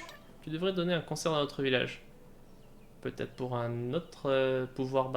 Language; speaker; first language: French; native; French